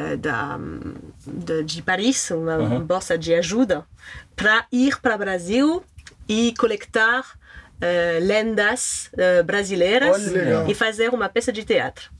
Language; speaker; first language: Portuguese; non-native, learner; French